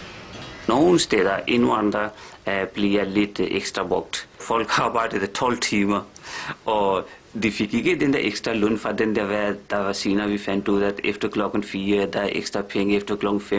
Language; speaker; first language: Danish; non-native, fluent; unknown